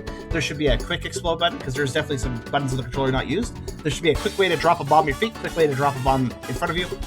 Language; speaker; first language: English; native; English